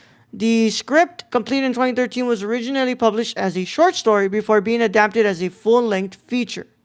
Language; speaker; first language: English; native; English